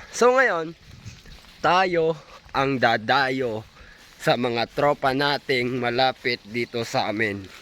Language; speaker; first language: Filipino; native; Filipino